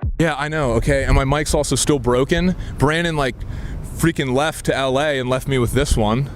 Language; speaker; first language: English; native; English